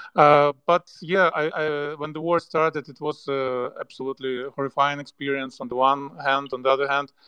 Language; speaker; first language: English; non-native, fluent; Ukrainian